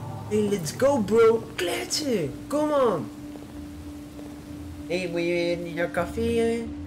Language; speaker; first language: English; non-native, learner; Dutch